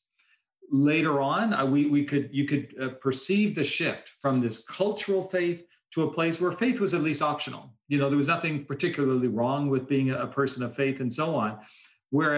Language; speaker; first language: English; native; English